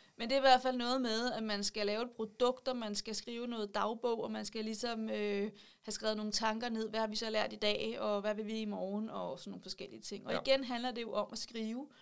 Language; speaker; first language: Danish; native; Danish